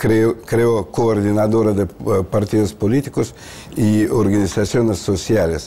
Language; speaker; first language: Spanish; non-native, fluent; Russian